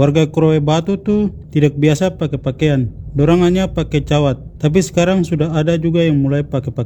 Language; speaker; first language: Indonesian; non-native, local second language; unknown